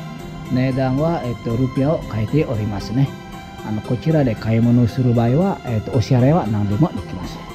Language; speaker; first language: Japanese; non-native, fluent; Indonesian